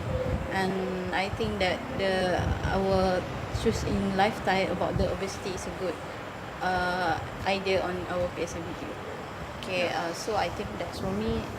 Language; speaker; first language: English; non-native, learner; Malay